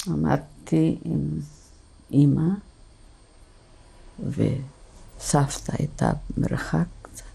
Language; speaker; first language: Hebrew; non-native, fluent; Polish